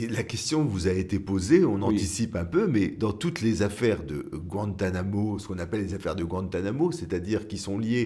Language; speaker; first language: French; native; French